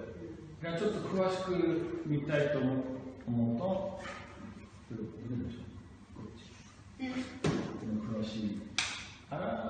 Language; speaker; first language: Japanese; non-native, fluent; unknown